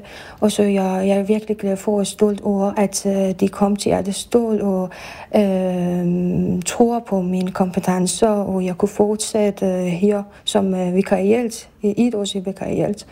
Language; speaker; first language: Danish; non-native, fluent; Persian